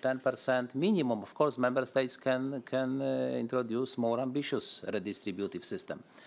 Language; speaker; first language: English; non-native, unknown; Polish